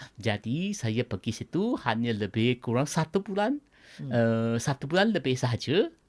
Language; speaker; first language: Malay; non-native, local second language; Chinese